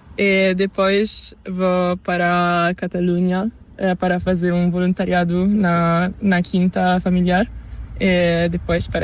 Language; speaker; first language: Spanish; non-native, learner; Italian